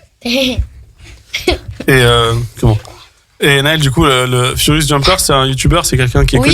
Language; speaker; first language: French; native; French